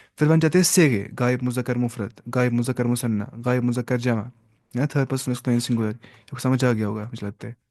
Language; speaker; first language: Urdu; native; Urdu